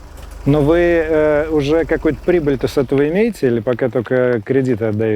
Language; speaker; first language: Russian; native; Russian